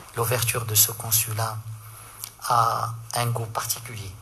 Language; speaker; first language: French; non-native, local second language; Arabic